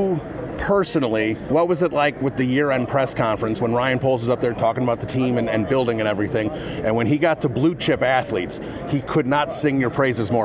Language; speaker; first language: English; native; English